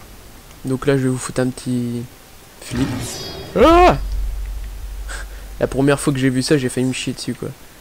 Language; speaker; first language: French; native; French